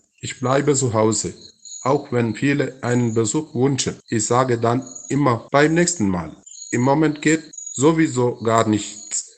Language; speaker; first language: German; non-native, fluent; Malayalam